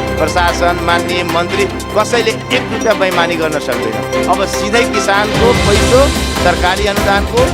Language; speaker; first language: Nepali; non-native, local second language; Maithili